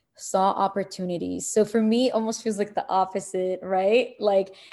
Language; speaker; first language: English; early bilingual, other home language; Arabic